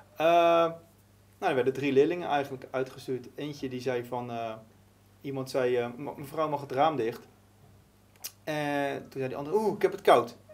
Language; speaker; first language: Dutch; native; Dutch